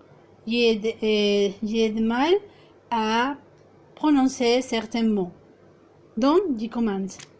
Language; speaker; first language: French; non-native, fluent; Spanish